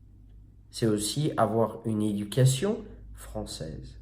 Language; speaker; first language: French; native; French